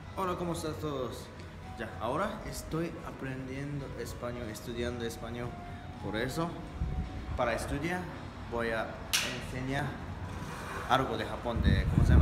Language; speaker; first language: Spanish; non-native, learner; Japanese